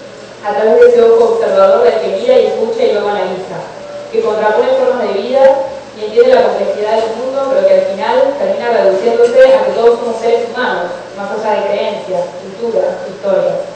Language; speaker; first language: Spanish; native; Spanish